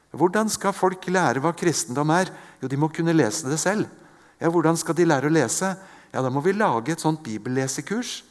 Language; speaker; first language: Norwegian; native; Norwegian